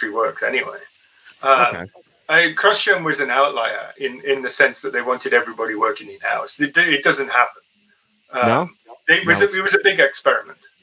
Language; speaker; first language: English; native; English